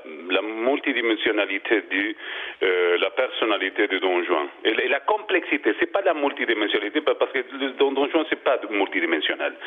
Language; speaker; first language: French; non-native, learner; Spanish